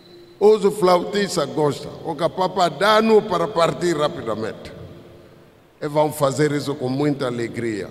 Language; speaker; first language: Portuguese; non-native, fluent; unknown